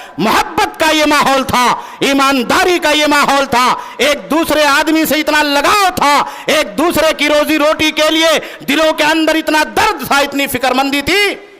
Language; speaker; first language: Urdu; native; Urdu